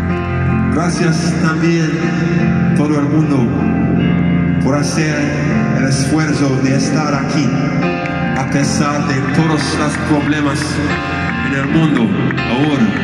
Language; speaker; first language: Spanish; non-native, learner; English